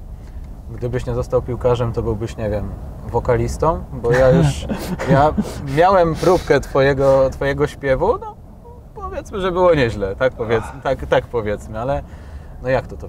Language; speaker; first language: Polish; native; Polish